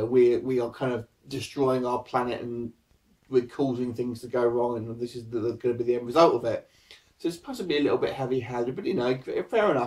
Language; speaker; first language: English; native; English